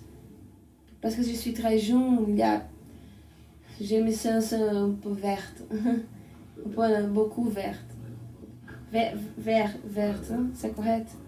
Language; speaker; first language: French; non-native, learner; Portuguese